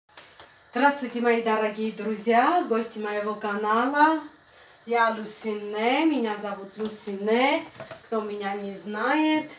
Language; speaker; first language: Russian; non-native, fluent; Armenian